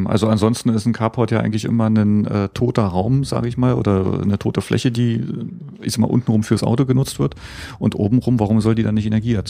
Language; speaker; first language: German; native; German